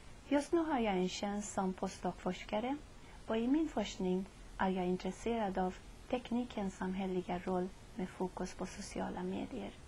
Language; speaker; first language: Swedish; non-native, fluent; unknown